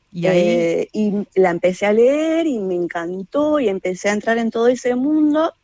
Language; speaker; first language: Spanish; native; Spanish